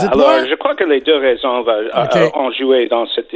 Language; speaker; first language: French; non-native, fluent; English